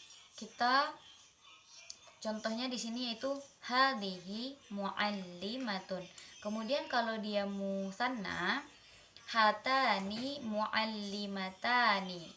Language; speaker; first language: Indonesian; native; Indonesian